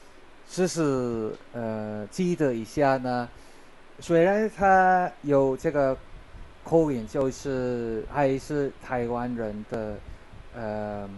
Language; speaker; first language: Chinese; non-native, learner; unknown